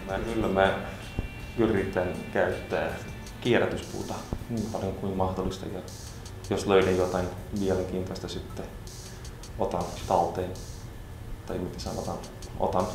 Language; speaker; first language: Finnish; non-native, fluent; Dutch